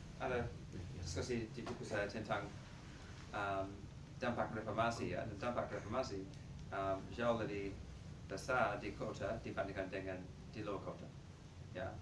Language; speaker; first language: Indonesian; non-native, fluent; English